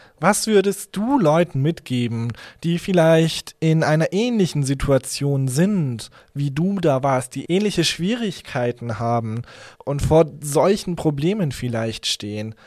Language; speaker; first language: German; early bilingual, other home language; Hungarian